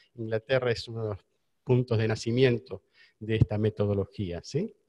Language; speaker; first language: Spanish; native; Spanish